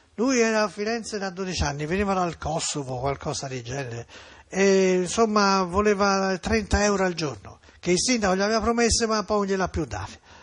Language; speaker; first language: Italian; native; Italian